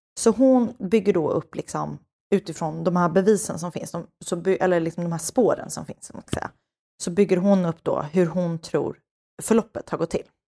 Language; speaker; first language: Swedish; native; Swedish